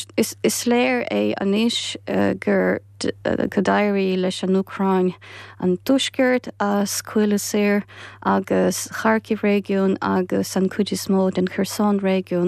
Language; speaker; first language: Irish; non-native, fluent; Ukrainian